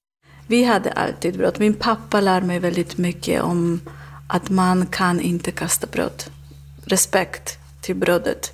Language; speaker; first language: Swedish; non-native, learner; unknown